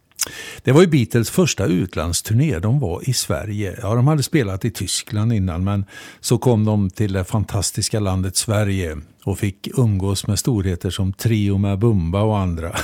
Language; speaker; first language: Swedish; native; Swedish